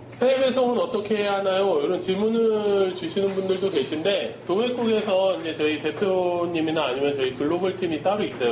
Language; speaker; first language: Korean; native; Korean